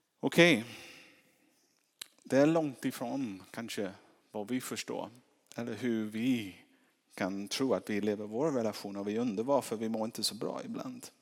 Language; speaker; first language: Swedish; non-native, fluent; English